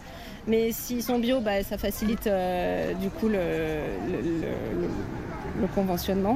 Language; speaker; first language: French; native; French